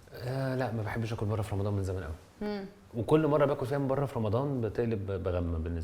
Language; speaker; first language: Arabic; native; Arabic